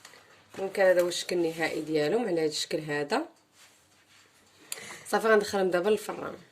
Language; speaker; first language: Arabic; native; Arabic